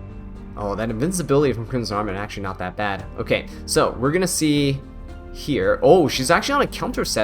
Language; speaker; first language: English; native; English